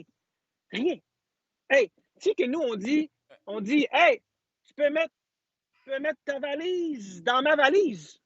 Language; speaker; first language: French; native; French